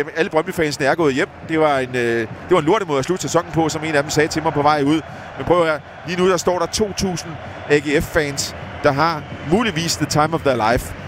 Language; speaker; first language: Danish; native; Danish